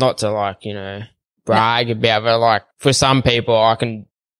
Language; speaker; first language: English; native; English